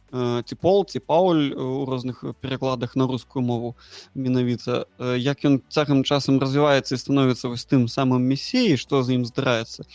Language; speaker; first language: Belarusian; non-native, local second language; Russian